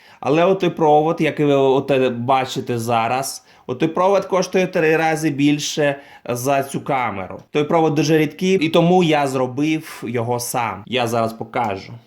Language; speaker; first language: Ukrainian; non-native, local second language; Russian